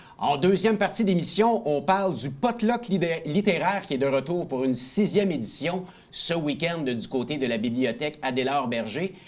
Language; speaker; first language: French; native; French